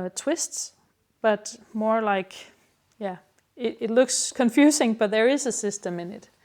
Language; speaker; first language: English; non-native, fluent; Danish